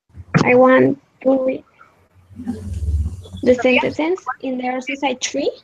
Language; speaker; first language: English; non-native, learner; Spanish